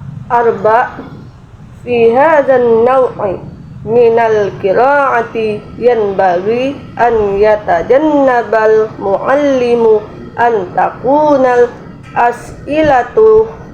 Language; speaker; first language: Arabic; non-native, learner; Indonesian